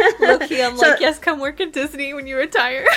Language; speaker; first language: English; native; English